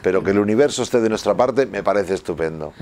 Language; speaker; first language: Spanish; native; Spanish